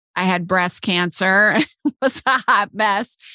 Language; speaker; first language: English; native; English